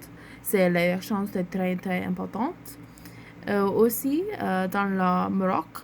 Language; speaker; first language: French; non-native, learner; English